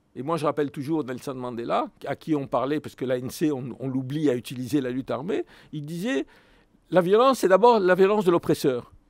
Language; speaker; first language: French; native; French